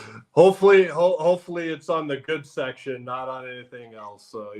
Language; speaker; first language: English; native; English